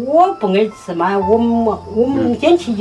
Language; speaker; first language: Chinese; native; Chinese